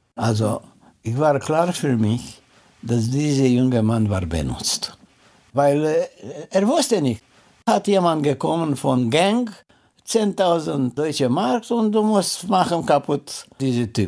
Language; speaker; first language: German; non-native, learner; Romanian